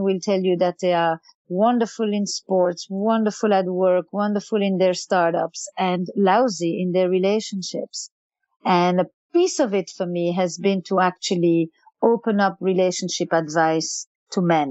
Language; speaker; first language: English; non-native, fluent; Yiddish